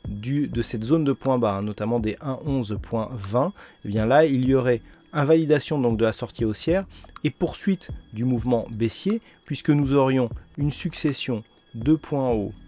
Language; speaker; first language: French; native; French